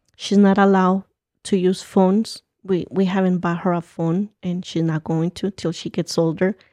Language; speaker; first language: English; early bilingual, other home language; Spanish